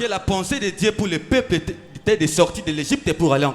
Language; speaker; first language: French; non-native, local second language; Lingala